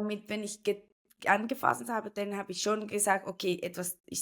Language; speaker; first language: German; non-native, fluent; Spanish